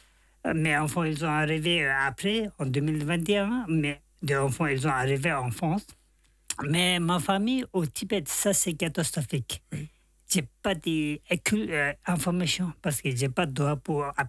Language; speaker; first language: French; non-native, learner; Tibetan